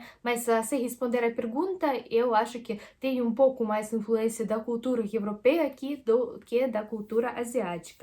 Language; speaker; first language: Portuguese; non-native, fluent; Russian